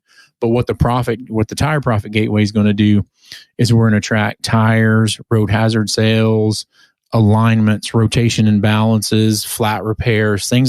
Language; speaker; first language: English; native; English